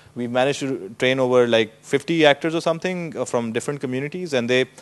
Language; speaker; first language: English; non-native, local second language; Urdu